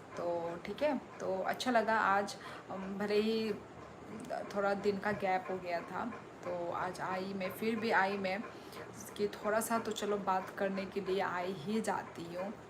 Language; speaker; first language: Hindi; non-native, local second language; Kok Borok